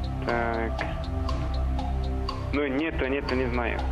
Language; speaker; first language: Russian; non-native, local second language; Kazakh